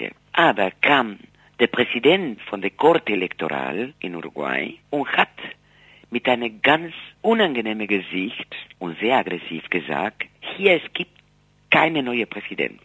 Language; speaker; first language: German; non-native, fluent; Spanish